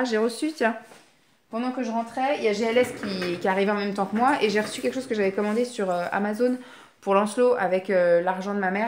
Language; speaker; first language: French; native; French